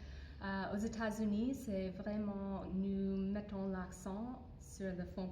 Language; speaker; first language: French; non-native, fluent; English